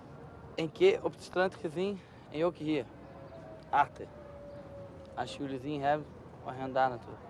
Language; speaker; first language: Dutch; non-native, learner; Portuguese